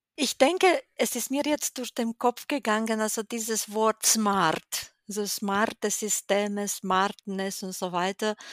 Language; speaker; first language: German; non-native, fluent; Romanian